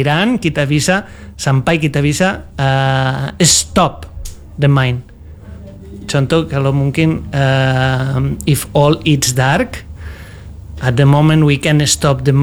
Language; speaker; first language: English; non-native, fluent; Spanish